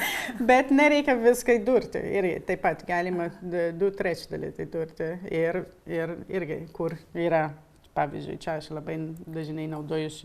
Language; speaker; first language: Lithuanian; early bilingual, heritage; Lithuanian